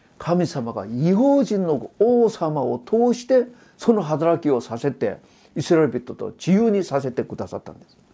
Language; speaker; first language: Japanese; non-native, fluent; Korean